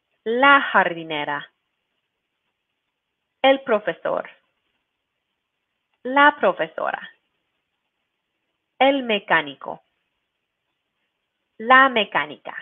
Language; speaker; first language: Spanish; non-native, fluent; English